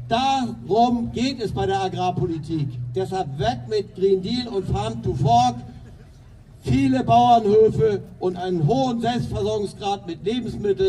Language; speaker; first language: German; native; German